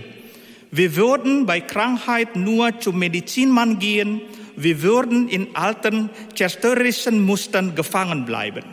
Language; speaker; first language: German; non-native, fluent; Indonesian